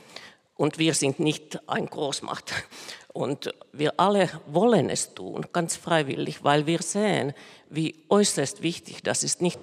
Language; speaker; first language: German; non-native, fluent; Finnish